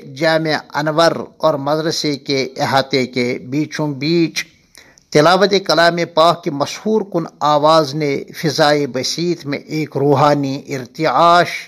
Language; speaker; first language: Urdu; non-native, local second language; Kashmiri